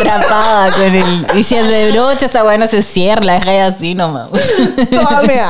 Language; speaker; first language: Spanish; native; Spanish